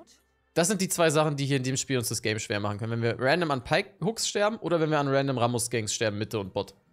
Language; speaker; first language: German; native; German